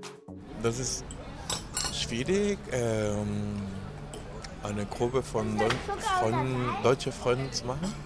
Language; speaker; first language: German; non-native, fluent; Spanish